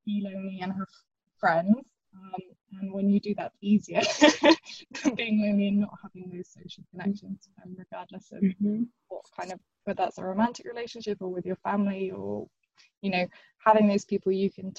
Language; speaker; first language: English; native; English